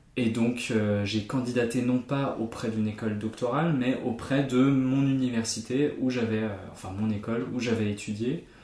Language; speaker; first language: French; non-native, fluent; German